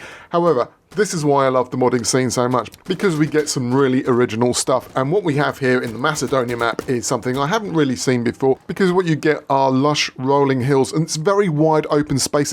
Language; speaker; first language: English; native; English